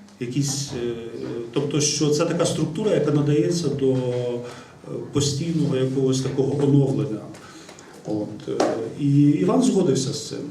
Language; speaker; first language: Ukrainian; native; Ukrainian